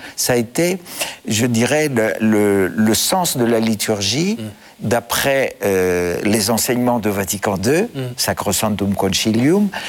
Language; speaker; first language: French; non-native, fluent; Greek